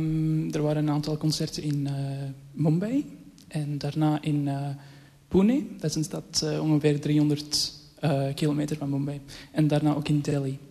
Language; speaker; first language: Dutch; early bilingual, other home language; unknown